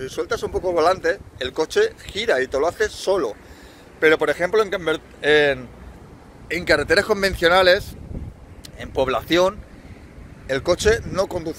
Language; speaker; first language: Spanish; native; Spanish